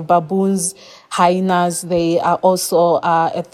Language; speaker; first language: English; non-native, local second language; Shona